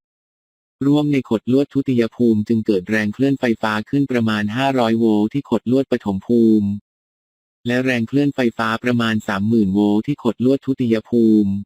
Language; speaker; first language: Thai; native; Thai